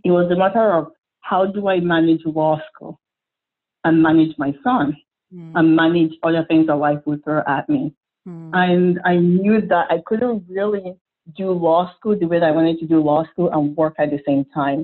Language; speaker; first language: English; non-native, local second language; Igbo